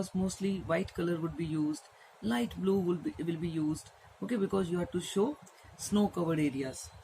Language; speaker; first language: English; non-native, local second language; Hindi